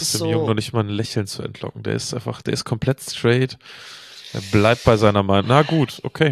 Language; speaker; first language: German; native; German